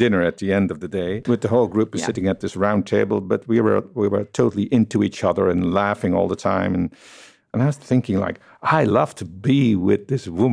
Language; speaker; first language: English; non-native, fluent; Dutch